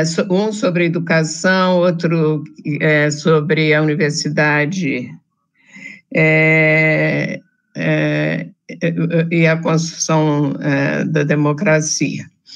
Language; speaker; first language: Portuguese; native; Portuguese